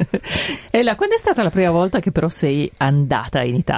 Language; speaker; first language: Italian; native; Italian